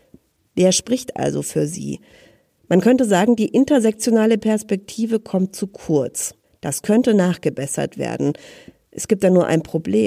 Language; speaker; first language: German; native; German